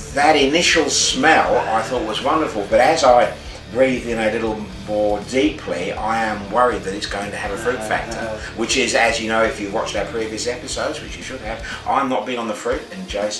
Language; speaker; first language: English; native; English